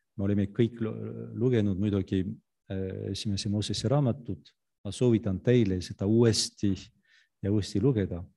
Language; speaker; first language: Estonian; non-native, fluent; French